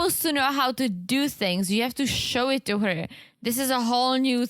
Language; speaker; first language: English; native; English